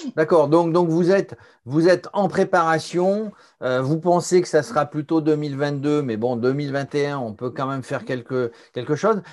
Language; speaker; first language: French; native; French